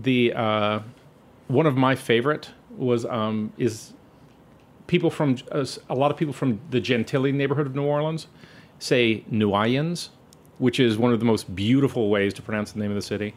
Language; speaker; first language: English; native; English